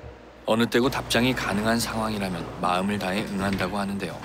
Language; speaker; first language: Korean; native; Korean